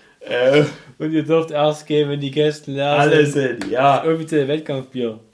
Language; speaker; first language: German; native; German